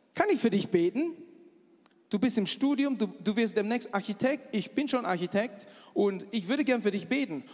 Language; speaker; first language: German; non-native, fluent; Malay